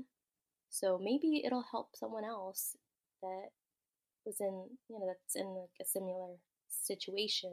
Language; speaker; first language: English; native; English